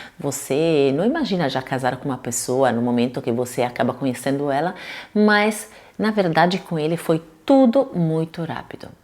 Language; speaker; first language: Portuguese; non-native, fluent; Italian